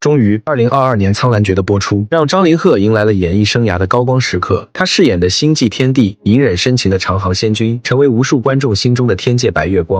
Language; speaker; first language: Chinese; native; Chinese